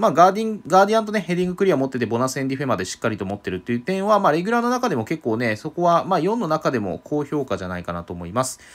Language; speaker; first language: Japanese; native; Japanese